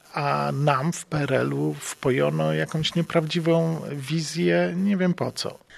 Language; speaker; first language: Polish; native; Polish